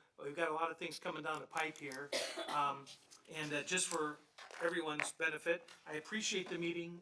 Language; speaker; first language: English; native; English